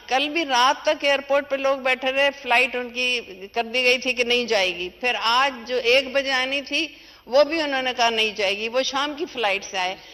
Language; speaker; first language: Urdu; native; Urdu